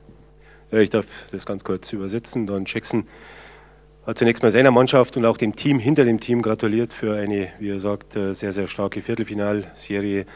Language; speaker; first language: German; native; German